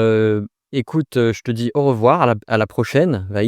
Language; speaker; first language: French; native; French